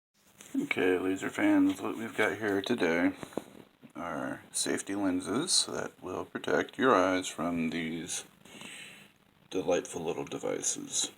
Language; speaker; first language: English; native; English